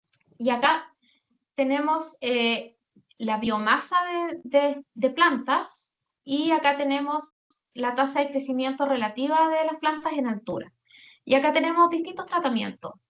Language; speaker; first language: Spanish; native; Spanish